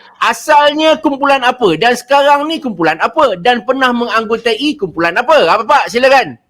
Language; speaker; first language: Malay; native; Malay